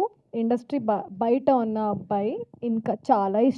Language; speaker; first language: Telugu; non-native, fluent; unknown